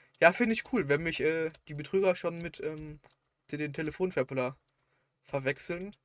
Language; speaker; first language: German; native; German